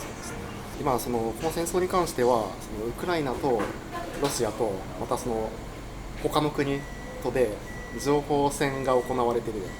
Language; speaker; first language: Japanese; native; Japanese